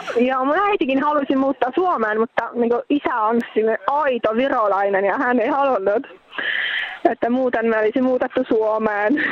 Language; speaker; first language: Finnish; early bilingual, heritage; Finnish